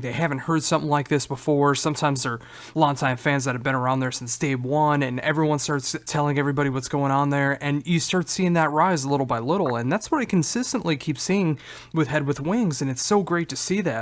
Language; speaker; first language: English; native; English